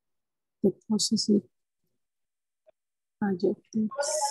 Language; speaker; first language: English; non-native, learner; Spanish